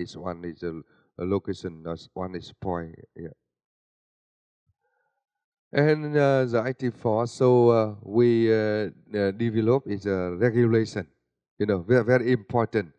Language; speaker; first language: English; non-native, learner; Vietnamese